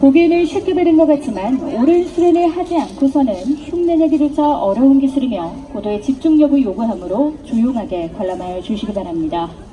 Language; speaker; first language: Korean; native; Korean